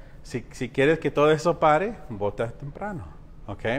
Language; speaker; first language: Spanish; early bilingual, heritage; Spanish